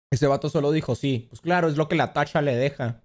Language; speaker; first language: Spanish; native; Spanish